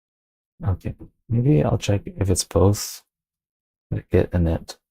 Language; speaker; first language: English; native; English